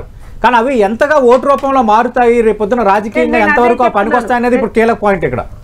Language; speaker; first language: Telugu; native; Telugu